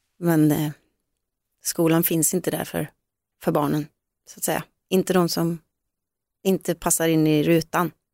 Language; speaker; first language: Swedish; native; Swedish